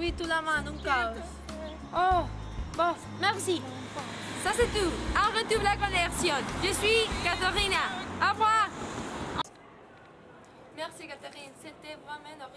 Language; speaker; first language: French; non-native, learner; Spanish